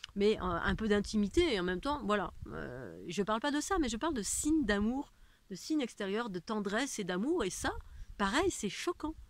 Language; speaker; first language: French; native; French